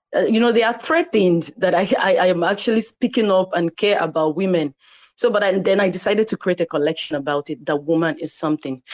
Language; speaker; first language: English; non-native, local second language; Igbo